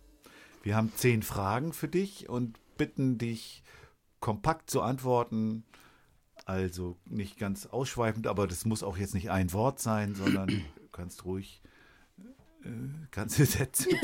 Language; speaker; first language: German; native; German